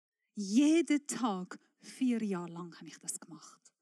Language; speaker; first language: German; non-native, fluent; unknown